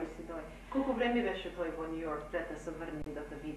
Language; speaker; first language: Macedonian; early bilingual, heritage; Macedonian